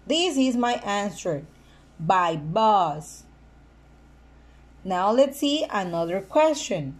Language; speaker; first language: English; non-native, fluent; Spanish